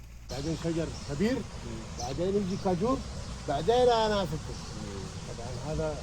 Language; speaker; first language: Arabic; non-native, learner; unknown